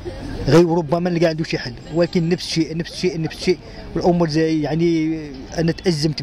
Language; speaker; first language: Arabic; native; Arabic